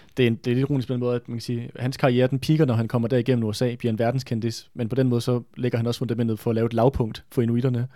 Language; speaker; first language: Danish; native; Danish